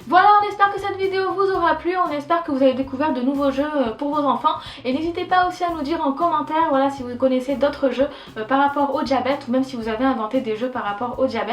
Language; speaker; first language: French; native; French